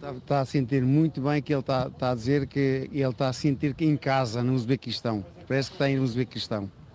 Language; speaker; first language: Portuguese; non-native, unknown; Uzbek